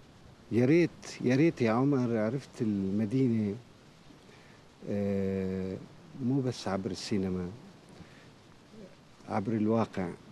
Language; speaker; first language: Arabic; native; Arabic